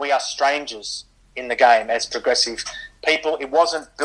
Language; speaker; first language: English; native; English